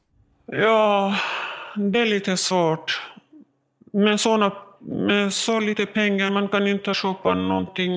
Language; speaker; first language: Swedish; non-native, learner; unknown